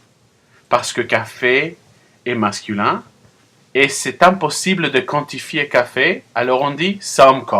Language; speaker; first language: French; non-native, fluent; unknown